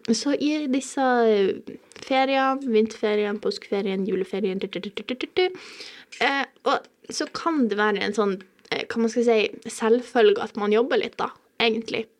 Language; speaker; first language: Norwegian; native; Norwegian